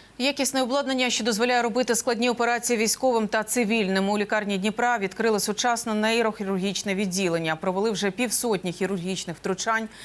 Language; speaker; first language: Ukrainian; native; Ukrainian